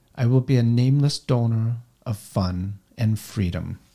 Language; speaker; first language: German; non-native, fluent; English